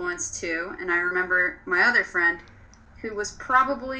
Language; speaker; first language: English; early bilingual, other home language; Polish